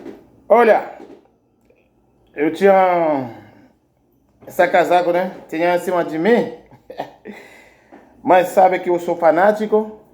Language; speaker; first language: Portuguese; non-native, learner; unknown